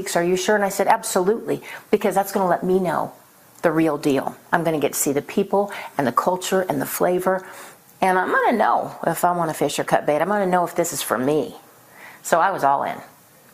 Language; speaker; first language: English; native; English